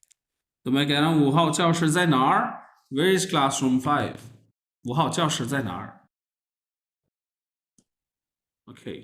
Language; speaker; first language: Chinese; non-native, fluent; Urdu